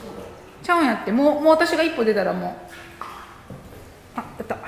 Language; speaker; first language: Japanese; native; Japanese